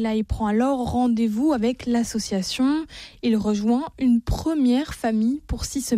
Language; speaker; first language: French; native; French